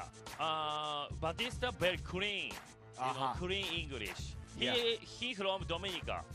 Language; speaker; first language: English; non-native, learner; Japanese